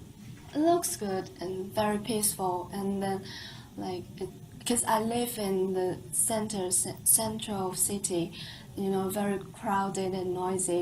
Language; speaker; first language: English; non-native, fluent; Chinese